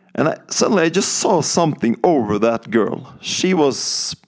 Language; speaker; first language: English; non-native, fluent; Norwegian